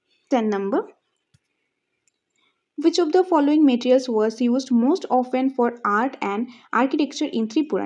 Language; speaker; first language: English; non-native, local second language; Bangla